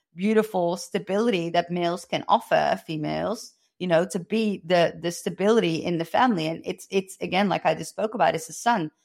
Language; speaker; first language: English; non-native, fluent; Dutch